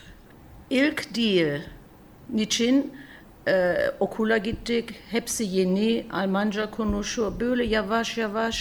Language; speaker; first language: Turkish; early bilingual, heritage; German